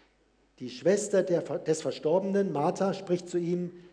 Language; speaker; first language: German; native; German